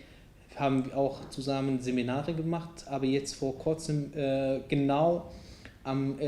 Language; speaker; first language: German; non-native, fluent; Arabic